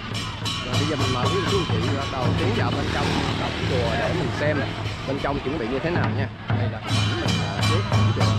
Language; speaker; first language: Vietnamese; native; Vietnamese